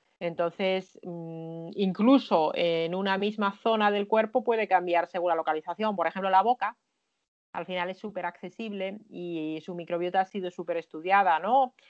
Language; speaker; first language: Spanish; non-native, fluent; Finnish